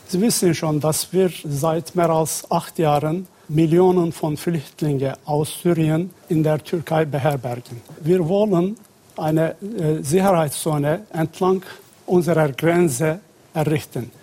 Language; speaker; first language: German; non-native, fluent; Turkish